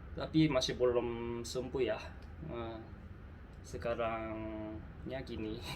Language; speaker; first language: Indonesian; non-native, learner; Korean